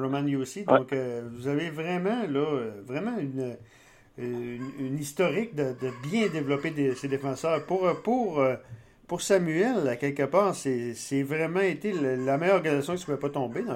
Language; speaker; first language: French; native; French